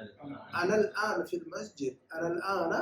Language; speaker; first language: Arabic; non-native, fluent; Urdu